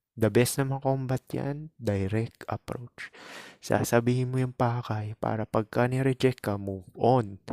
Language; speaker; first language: Filipino; native; Filipino